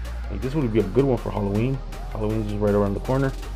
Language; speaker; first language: English; early bilingual, other home language; Spanish